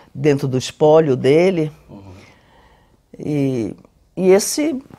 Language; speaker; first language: Portuguese; native; Portuguese